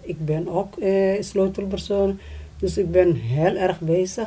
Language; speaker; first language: Dutch; non-native, learner; Somali